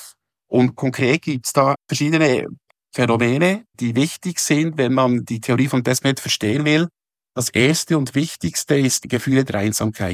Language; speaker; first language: German; native; German